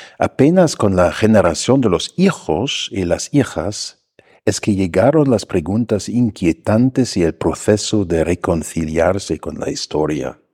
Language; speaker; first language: Spanish; non-native, fluent; German